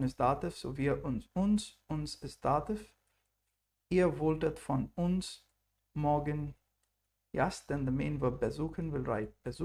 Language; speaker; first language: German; non-native, fluent; English